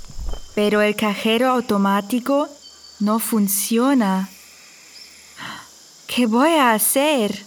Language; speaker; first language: Spanish; non-native, fluent; German